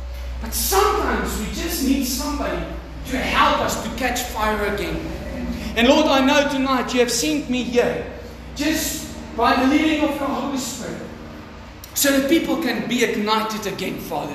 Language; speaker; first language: English; non-native, local second language; Afrikaans